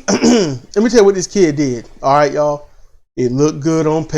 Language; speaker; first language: English; native; English